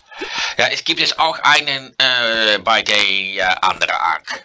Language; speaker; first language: German; non-native, learner; Dutch